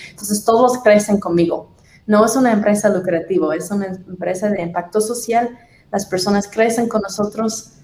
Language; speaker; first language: Spanish; non-native, fluent; English